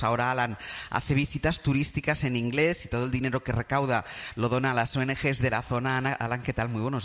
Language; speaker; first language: Spanish; native; Spanish